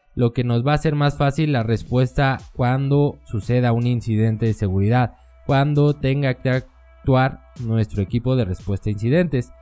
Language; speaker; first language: Spanish; native; Spanish